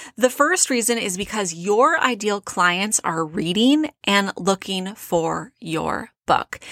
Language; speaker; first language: English; native; English